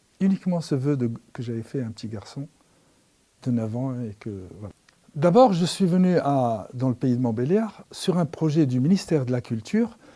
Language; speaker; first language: French; non-native, local second language; Arabic